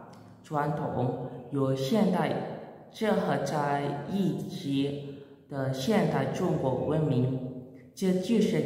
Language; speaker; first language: Chinese; non-native, learner; Indonesian